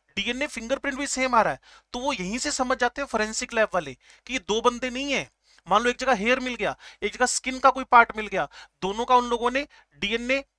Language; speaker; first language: Hindi; native; Hindi